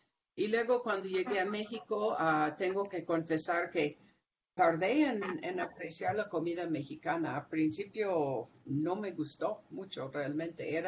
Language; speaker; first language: Spanish; non-native, fluent; English